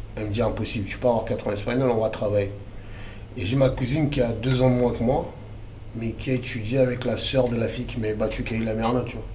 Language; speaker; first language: French; early bilingual, other home language; Lingala